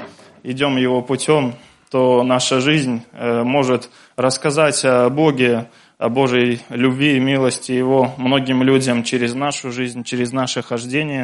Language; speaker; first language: Russian; native; Russian